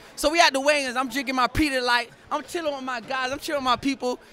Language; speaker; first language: English; native; English